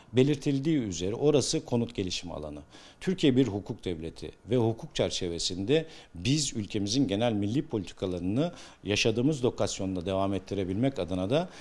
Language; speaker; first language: Turkish; native; Turkish